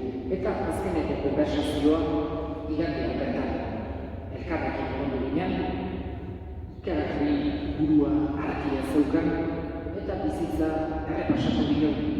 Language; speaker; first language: Basque; native; Basque